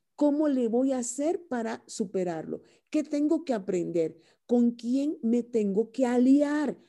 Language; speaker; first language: Spanish; native; Spanish